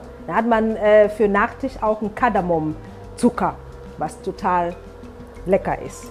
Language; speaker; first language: German; non-native, fluent; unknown